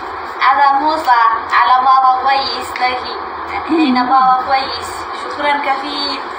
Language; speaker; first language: Arabic; non-native, learner; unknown